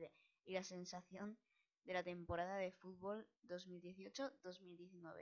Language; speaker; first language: Spanish; native; Spanish